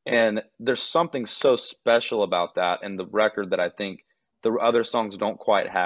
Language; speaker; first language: English; native; English